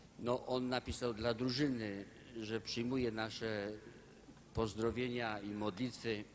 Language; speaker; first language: Polish; native; Polish